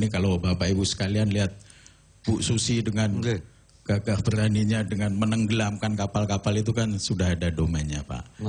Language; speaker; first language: Indonesian; non-native, local second language; Javanese